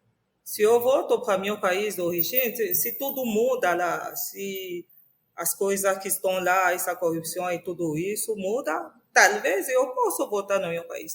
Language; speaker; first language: Portuguese; non-native, fluent; French